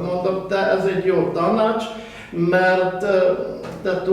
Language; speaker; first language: Hungarian; early bilingual, heritage; German